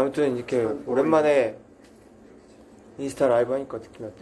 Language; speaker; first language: Korean; native; Korean